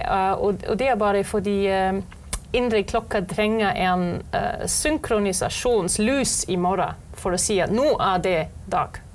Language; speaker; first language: Norwegian; non-native, fluent; German